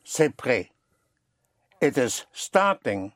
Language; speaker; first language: French; non-native, fluent; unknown